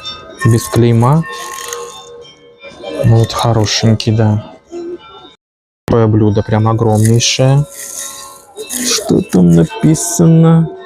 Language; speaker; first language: Russian; native; Russian